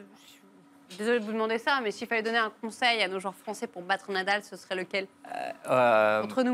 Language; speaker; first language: French; native; French